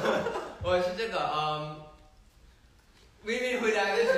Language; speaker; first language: Chinese; non-native, fluent; Thai